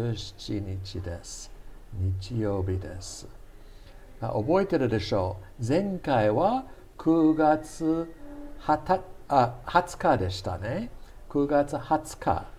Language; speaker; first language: Japanese; non-native, fluent; English